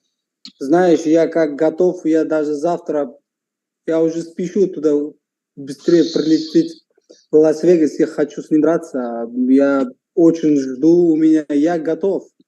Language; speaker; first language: Russian; non-native, local second language; Uzbek